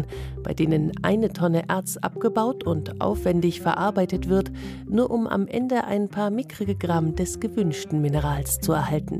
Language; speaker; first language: German; native; German